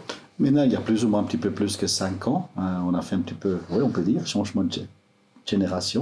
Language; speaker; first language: French; non-native, local second language; German